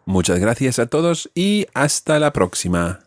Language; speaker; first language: Spanish; non-native, fluent; English